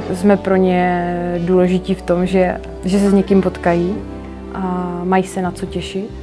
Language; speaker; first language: Czech; native; Czech